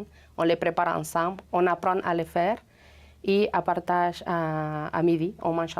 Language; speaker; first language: French; non-native, fluent; Spanish